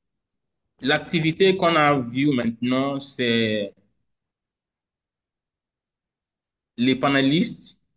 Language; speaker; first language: French; non-native, learner; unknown